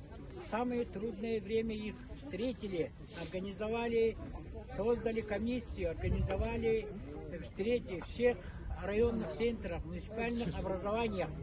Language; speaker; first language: Russian; non-native, local second language; Yakut